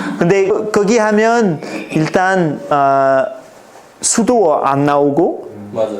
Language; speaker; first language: Korean; non-native, fluent; French